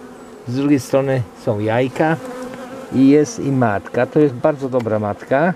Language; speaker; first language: Polish; native; Polish